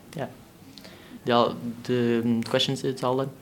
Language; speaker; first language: English; non-native, learner; Portuguese